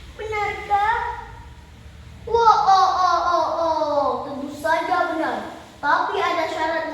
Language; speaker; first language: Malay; non-native, local second language; Javanese